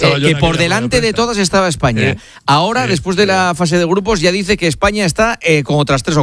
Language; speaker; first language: Spanish; native; Spanish